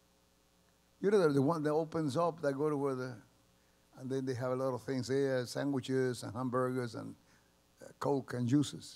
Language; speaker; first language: English; early bilingual, other home language; Spanish